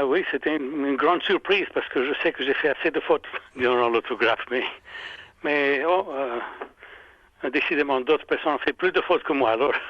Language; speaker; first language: French; non-native, fluent; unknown